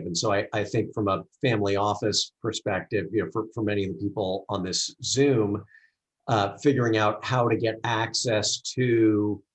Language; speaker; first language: English; native; English